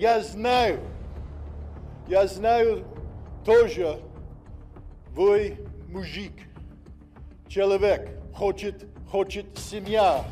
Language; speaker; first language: Russian; non-native, learner; English